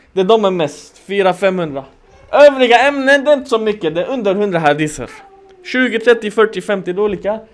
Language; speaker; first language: Swedish; non-native, fluent; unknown